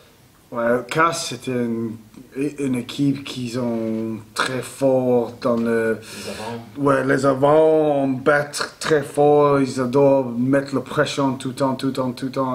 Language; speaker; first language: French; non-native, learner; English